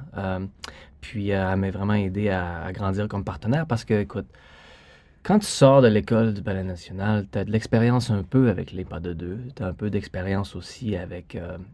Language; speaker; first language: French; native; French